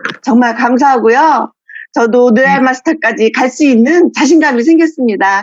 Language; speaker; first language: Korean; native; Korean